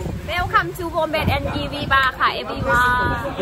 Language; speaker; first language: English; non-native, learner; Thai